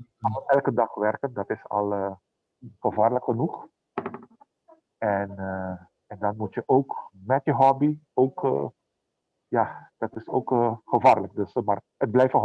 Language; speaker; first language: Dutch; non-native, local second language; Papiamento